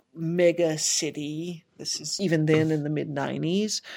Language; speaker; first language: English; native; English